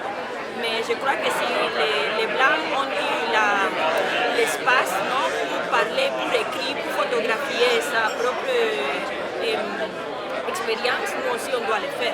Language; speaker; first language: French; non-native, fluent; Spanish